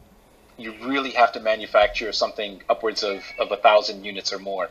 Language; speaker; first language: English; native; English